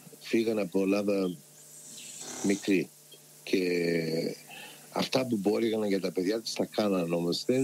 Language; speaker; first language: Greek; early bilingual, heritage; Greek